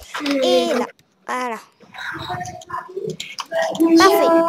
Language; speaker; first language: French; native; French